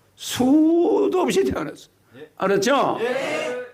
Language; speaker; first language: Korean; native; Korean